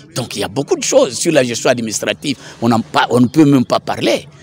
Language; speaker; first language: French; non-native, local second language; Swahili